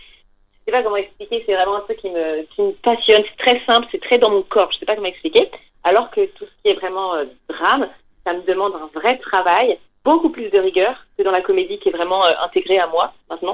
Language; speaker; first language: French; native; French